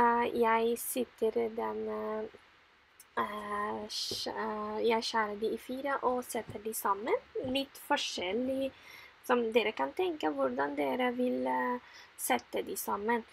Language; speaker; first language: Norwegian; non-native, fluent; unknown